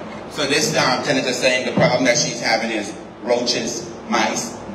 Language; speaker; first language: English; native; English